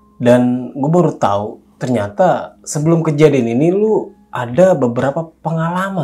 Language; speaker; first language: Indonesian; native; Indonesian